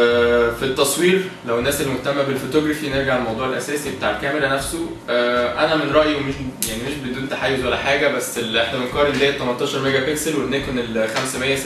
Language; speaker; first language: Arabic; native; Arabic